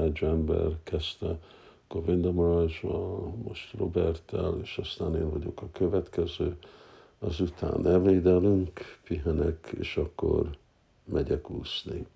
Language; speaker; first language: Hungarian; early bilingual, heritage; Hungarian